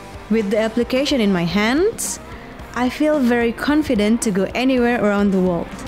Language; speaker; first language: English; non-native, fluent; Indonesian